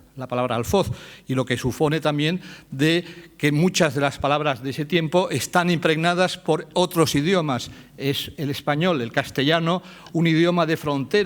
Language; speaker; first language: Spanish; native; Spanish